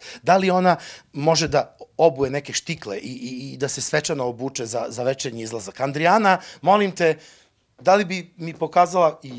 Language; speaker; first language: Bosnian; native; Bosnian